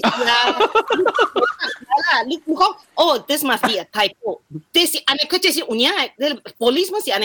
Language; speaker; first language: English; non-native, local second language; Min Nan Chinese